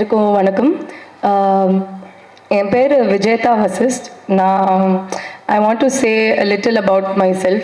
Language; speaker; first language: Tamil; non-native, local second language; Kannada